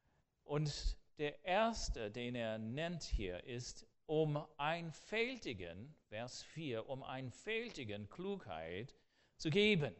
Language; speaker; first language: German; non-native, fluent; English